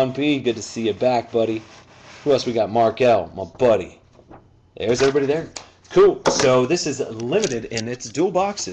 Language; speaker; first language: English; native; English